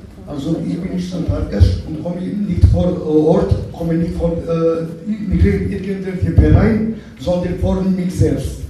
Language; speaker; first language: German; non-native, learner; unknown